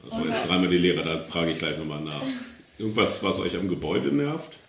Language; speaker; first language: German; native; German